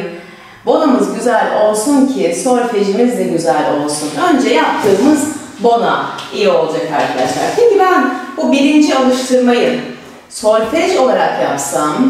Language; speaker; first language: Turkish; native; Turkish